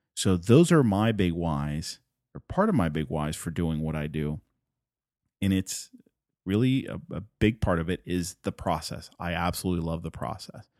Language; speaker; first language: English; non-native, fluent; Spanish